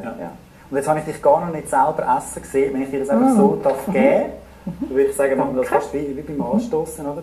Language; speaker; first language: German; native; German